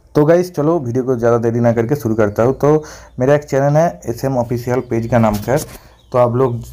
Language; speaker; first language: Hindi; non-native, local second language; Bangla